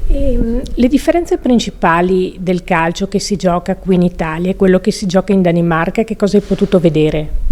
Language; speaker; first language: Italian; native; Italian